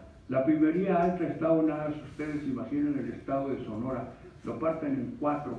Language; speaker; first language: Spanish; native; Spanish